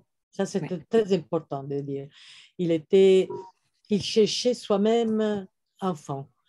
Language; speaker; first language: French; non-native, fluent; Italian